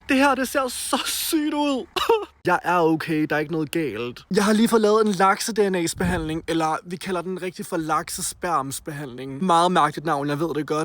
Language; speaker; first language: Danish; early bilingual, other home language; Turkish